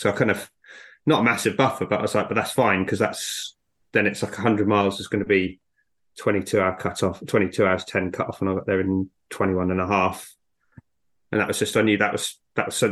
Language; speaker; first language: English; native; English